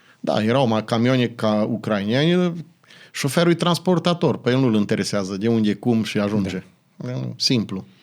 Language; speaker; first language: Romanian; native; Romanian